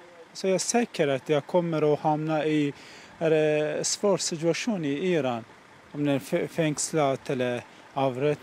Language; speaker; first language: Swedish; non-native, learner; Persian